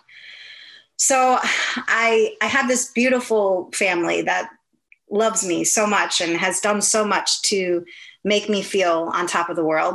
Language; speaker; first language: English; native; English